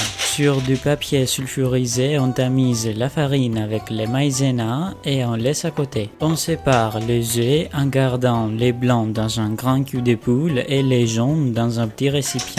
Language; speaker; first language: French; non-native, fluent; Greek